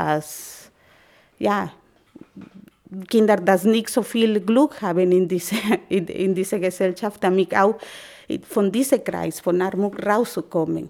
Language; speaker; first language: German; non-native, learner; Spanish